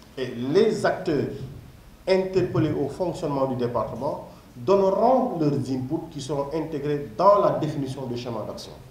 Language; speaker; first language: French; non-native, local second language; Wolof